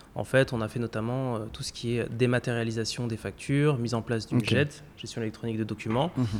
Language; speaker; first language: French; native; French